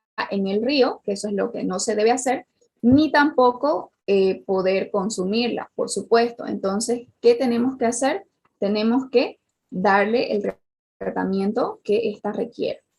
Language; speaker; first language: Spanish; native; Spanish